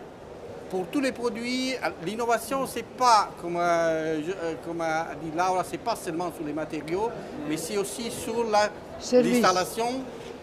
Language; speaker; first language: French; non-native, fluent; Italian